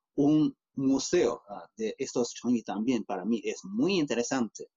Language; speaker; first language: Spanish; non-native, fluent; Chinese